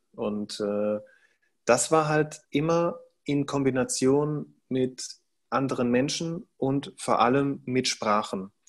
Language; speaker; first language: German; native; German